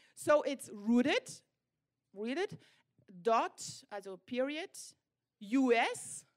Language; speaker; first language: English; non-native, fluent; German